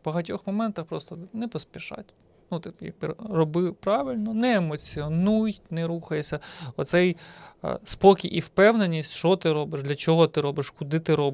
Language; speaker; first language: Ukrainian; native; Ukrainian